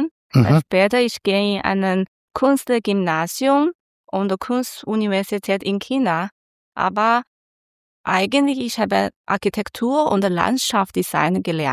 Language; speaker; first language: German; non-native, learner; Chinese